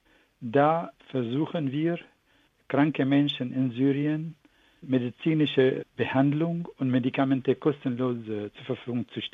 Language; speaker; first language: German; non-native, fluent; Arabic